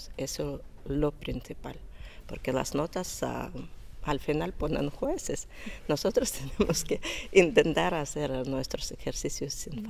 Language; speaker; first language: Spanish; non-native, learner; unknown